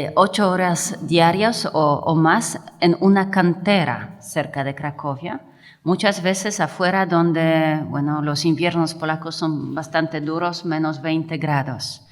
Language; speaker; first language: Spanish; non-native, fluent; Polish